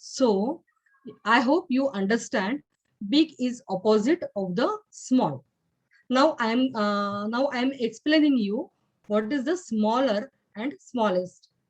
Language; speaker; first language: English; non-native, learner; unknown